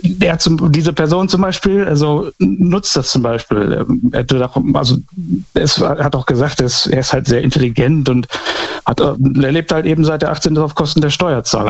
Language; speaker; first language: German; native; German